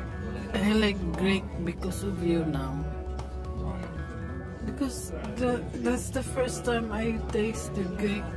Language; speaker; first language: English; non-native, local second language; Filipino